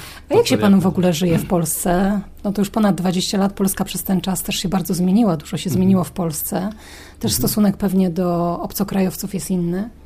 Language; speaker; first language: Polish; native; Polish